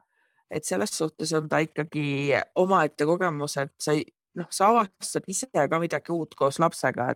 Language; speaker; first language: Estonian; native; Estonian